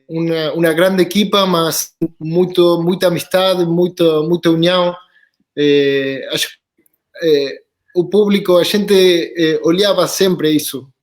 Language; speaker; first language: Portuguese; non-native, fluent; Spanish